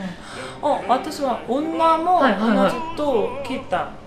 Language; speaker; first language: Japanese; non-native, learner; Korean